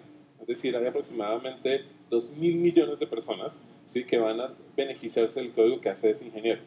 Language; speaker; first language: Spanish; native; Spanish